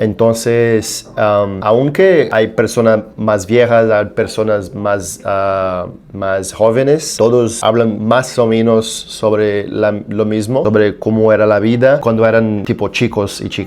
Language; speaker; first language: Spanish; non-native, fluent; Portuguese